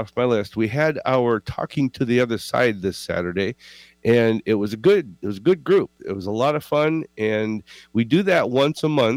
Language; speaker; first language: English; native; English